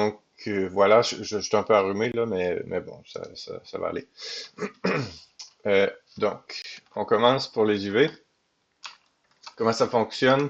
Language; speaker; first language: French; native; French